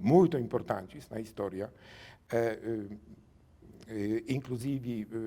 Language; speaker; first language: Portuguese; non-native, learner; Polish